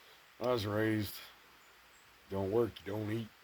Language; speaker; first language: English; native; English